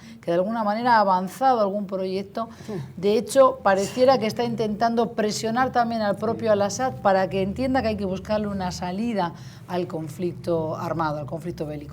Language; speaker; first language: Spanish; native; Spanish